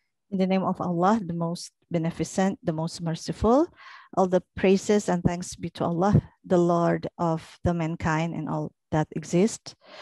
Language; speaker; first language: English; non-native, fluent; Indonesian